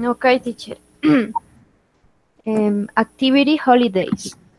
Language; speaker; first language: English; non-native, learner; Spanish